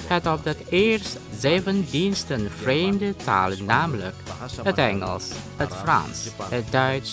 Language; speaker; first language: Dutch; non-native, learner; Indonesian